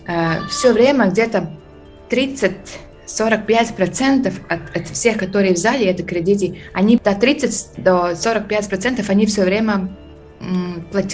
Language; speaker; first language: Russian; non-native, fluent; Latvian